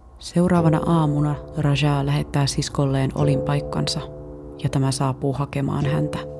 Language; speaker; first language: Finnish; native; Finnish